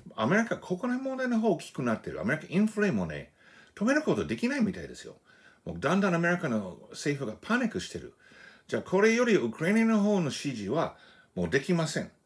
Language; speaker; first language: Japanese; non-native, fluent; English